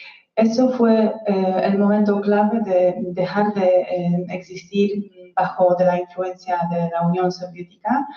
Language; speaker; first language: Spanish; non-native, fluent; Polish